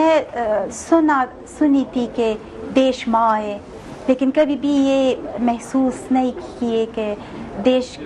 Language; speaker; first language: Hindi; non-native, learner; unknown